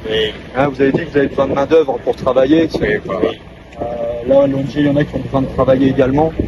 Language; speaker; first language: French; native; French